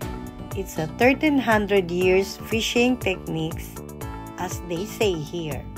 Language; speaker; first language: English; non-native, local second language; Filipino